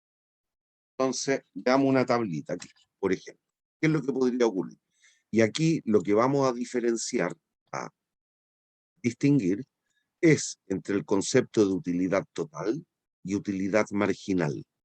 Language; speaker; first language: Spanish; native; Spanish